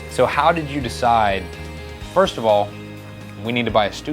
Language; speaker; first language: English; native; English